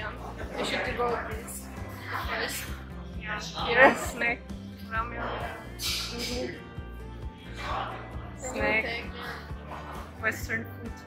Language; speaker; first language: English; non-native, learner; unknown